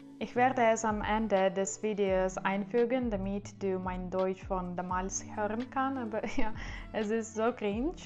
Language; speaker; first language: German; non-native, learner; Ukrainian